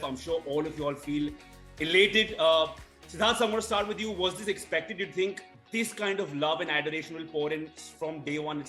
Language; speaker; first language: English; non-native, local second language; Hindi